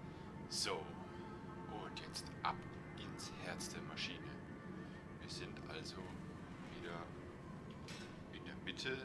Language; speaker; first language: German; native; German